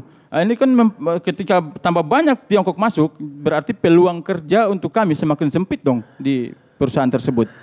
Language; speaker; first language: Indonesian; native; Indonesian